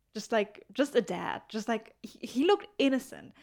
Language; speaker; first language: English; non-native, fluent; German